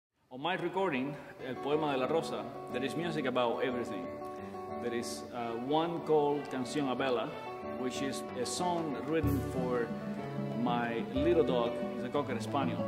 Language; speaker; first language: English; non-native, fluent; Spanish